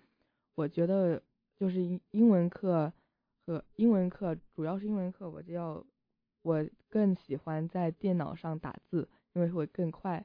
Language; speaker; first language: Chinese; early bilingual, heritage; Chinese